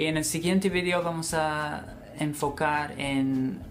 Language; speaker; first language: Spanish; non-native, fluent; English